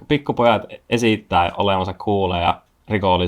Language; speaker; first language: Finnish; native; Finnish